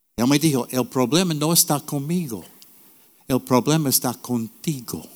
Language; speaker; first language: Spanish; non-native, fluent; English